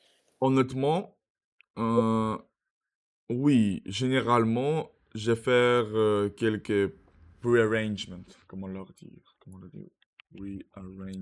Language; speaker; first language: French; non-native, learner; Russian